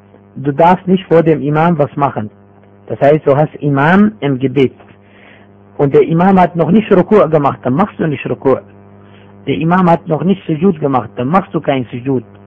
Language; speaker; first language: German; non-native, fluent; Arabic